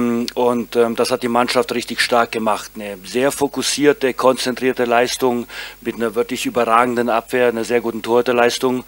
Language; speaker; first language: German; native; German